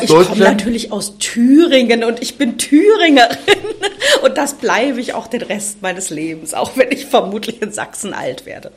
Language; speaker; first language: German; native; German